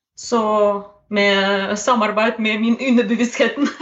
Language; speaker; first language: Norwegian; non-native, fluent; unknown